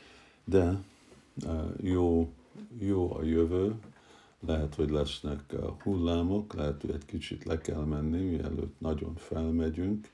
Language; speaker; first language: Hungarian; early bilingual, heritage; Hungarian